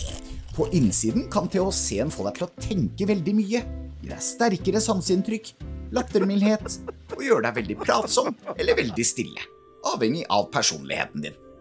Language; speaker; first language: Norwegian; native; Norwegian